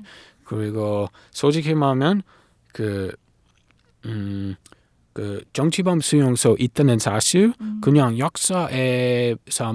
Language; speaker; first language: Korean; non-native, learner; English